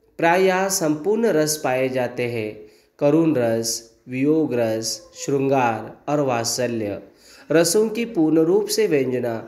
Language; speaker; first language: Hindi; native; Hindi